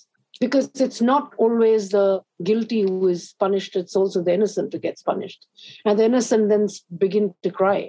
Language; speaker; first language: English; non-native, local second language; Urdu